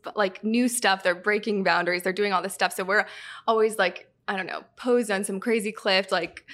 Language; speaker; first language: English; native; English